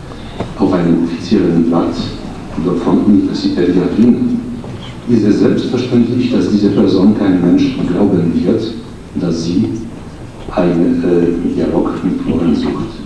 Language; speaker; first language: German; non-native, fluent; Polish